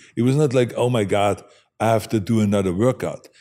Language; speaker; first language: English; non-native, fluent; German